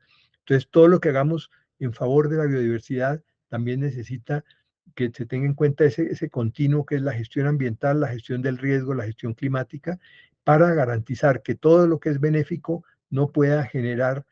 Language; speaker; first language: Spanish; native; Spanish